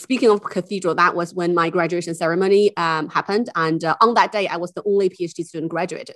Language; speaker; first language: English; non-native, fluent; Chinese